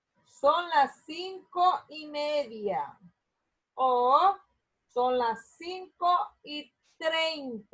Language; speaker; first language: Spanish; non-native, learner; Portuguese